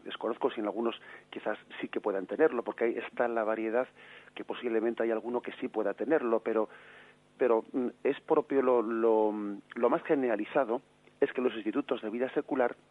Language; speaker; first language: Spanish; native; Spanish